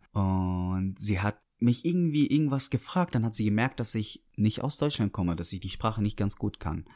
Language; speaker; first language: German; non-native, fluent; Arabic